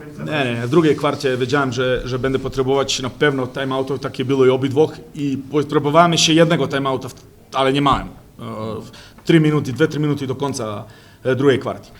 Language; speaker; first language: Polish; non-native, fluent; Serbian